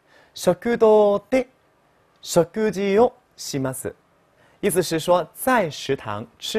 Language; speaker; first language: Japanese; non-native, fluent; Chinese